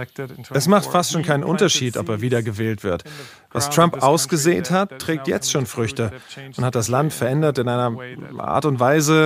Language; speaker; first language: German; native; German